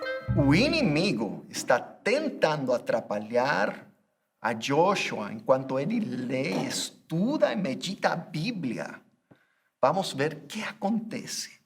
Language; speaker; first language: Portuguese; non-native, fluent; English